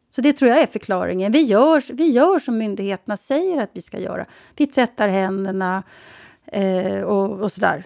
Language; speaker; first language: Swedish; native; Swedish